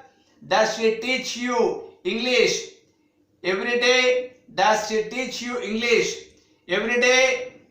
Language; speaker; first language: English; non-native, local second language; Telugu